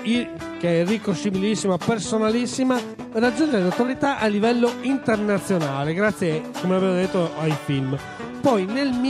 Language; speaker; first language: Italian; native; Italian